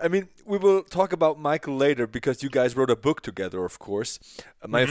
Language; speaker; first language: English; non-native, fluent; German